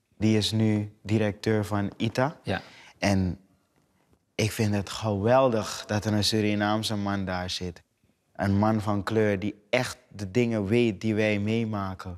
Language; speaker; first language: Dutch; native; Dutch